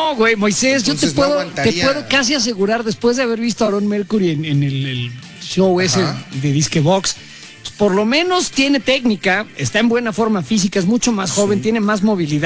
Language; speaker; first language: Spanish; native; Spanish